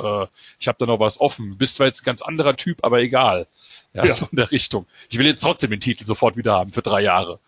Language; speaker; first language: German; native; German